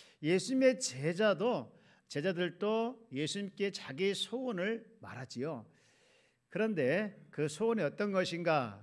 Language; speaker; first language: Korean; native; Korean